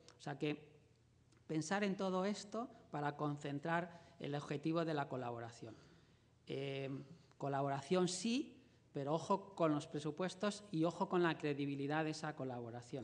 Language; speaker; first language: Spanish; native; Spanish